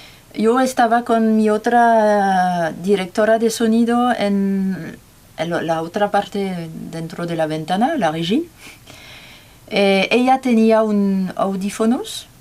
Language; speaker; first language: Spanish; non-native, learner; French